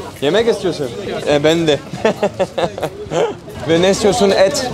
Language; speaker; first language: Turkish; non-native, learner; French